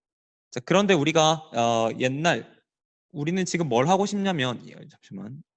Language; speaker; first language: Korean; native; Korean